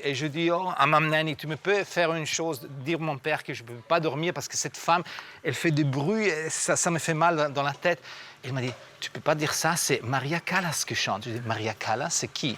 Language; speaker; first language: French; non-native, fluent; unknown